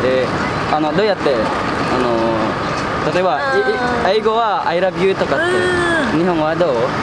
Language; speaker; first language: Japanese; non-native, learner; Indonesian